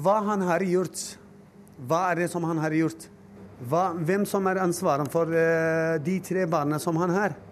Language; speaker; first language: Norwegian; non-native, fluent; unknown